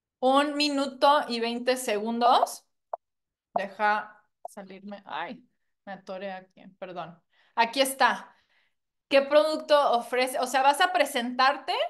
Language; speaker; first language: Spanish; non-native, fluent; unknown